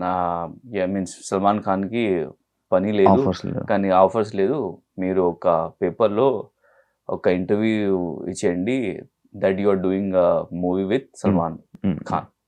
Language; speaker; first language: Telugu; non-native, learner; Hindi